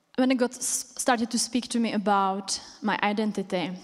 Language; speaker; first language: English; non-native, fluent; Czech